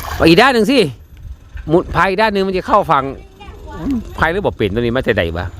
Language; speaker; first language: Thai; native; Thai